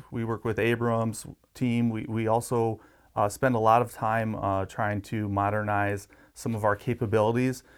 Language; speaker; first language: English; native; English